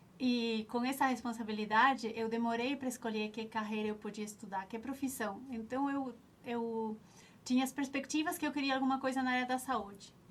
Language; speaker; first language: Portuguese; non-native, fluent; Spanish